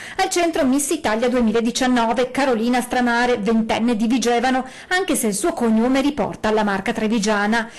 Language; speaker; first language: Italian; native; Italian